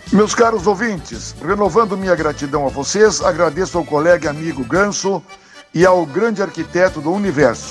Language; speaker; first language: Portuguese; native; Portuguese